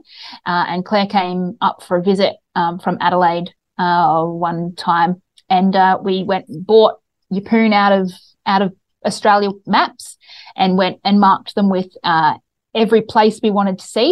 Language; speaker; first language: English; native; English